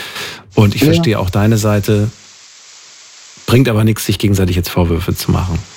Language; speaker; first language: German; native; German